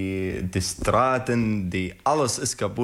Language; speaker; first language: Dutch; non-native, learner; Arabic